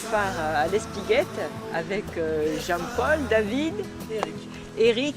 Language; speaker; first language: French; native; French